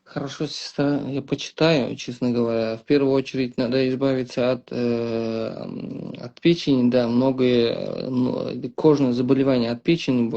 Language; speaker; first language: Russian; non-native, local second language; Uzbek